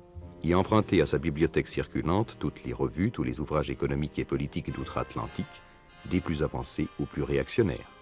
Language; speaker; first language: French; native; French